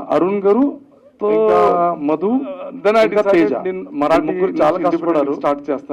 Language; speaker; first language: Telugu; non-native, learner; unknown